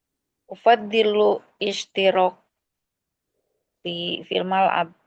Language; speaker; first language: Arabic; non-native, learner; Indonesian